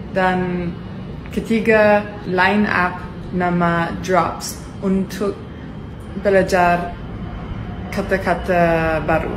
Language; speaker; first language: Indonesian; non-native, learner; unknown